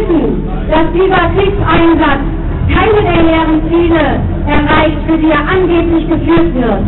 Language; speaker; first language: German; native; German